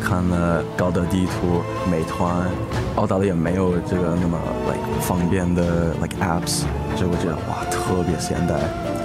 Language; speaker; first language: Chinese; early bilingual, heritage; English